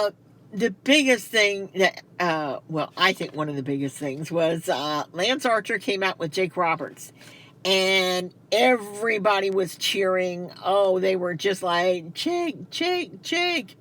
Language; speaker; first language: English; native; English